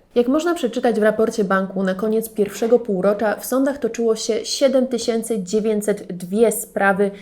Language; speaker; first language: Polish; native; Polish